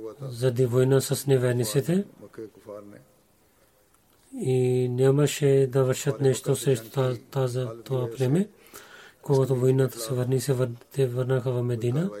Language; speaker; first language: Bulgarian; non-native, learner; Urdu